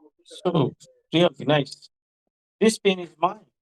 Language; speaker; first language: English; non-native, fluent; Hindi